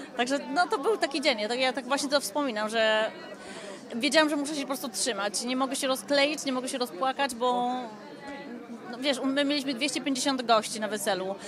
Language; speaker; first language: Polish; native; Polish